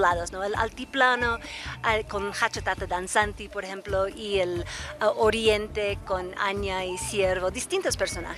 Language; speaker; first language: Spanish; native; Spanish